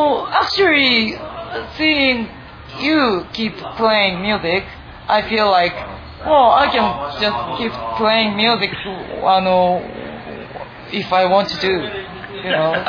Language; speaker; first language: English; non-native, fluent; Japanese